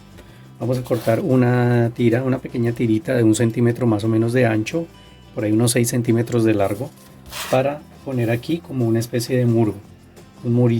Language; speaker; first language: Spanish; native; Spanish